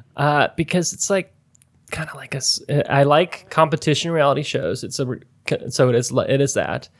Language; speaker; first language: English; native; English